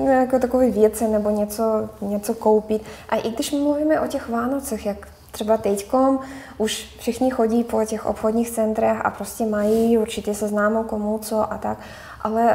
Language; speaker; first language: Czech; non-native, fluent; Russian